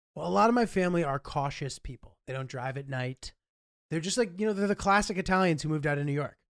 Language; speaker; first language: English; early bilingual, other home language; Italian